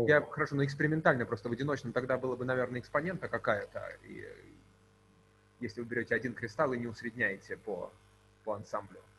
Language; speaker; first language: Russian; native; Russian